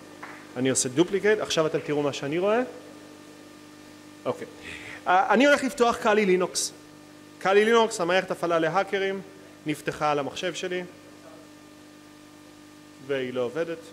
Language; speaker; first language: Hebrew; native; Hebrew